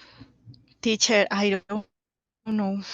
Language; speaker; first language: English; non-native, learner; Spanish